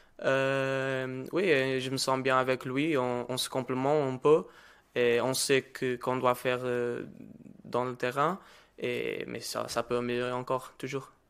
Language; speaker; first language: French; non-native, learner; Portuguese